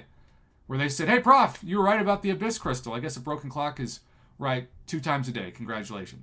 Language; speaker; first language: English; native; English